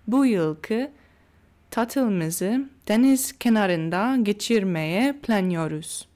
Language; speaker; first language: Turkish; non-native, learner; English